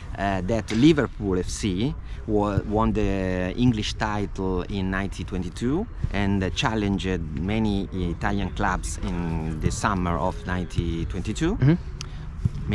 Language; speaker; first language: English; non-native, fluent; Italian